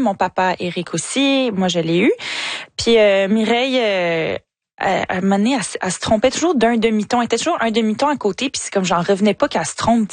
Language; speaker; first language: French; native; French